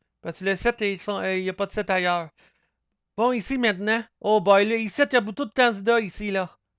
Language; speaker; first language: French; native; French